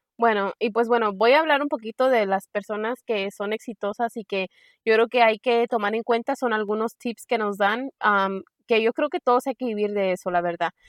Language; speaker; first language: Spanish; early bilingual, heritage; Spanish